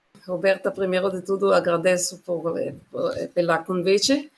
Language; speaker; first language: Portuguese; non-native, fluent; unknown